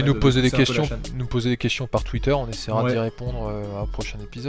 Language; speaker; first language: French; native; French